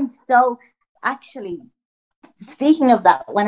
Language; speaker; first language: English; native; English